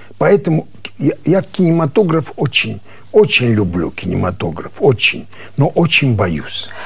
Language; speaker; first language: Russian; non-native, local second language; Armenian